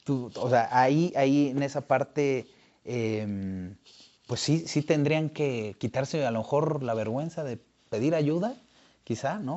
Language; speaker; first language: Spanish; native; Spanish